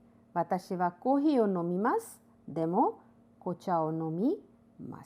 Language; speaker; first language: Japanese; non-native, fluent; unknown